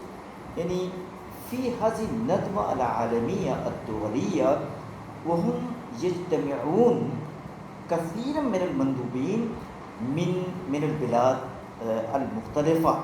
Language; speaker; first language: Arabic; non-native, fluent; Urdu